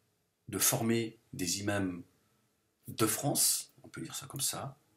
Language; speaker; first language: French; native; French